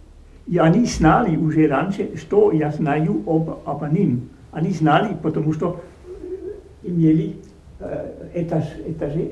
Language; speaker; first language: Russian; non-native, learner; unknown